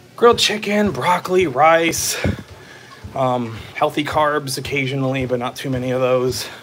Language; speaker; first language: English; native; English